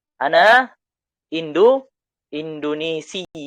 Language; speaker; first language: Arabic; non-native, fluent; Indonesian